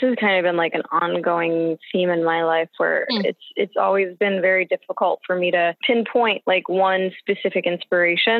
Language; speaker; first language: English; native; English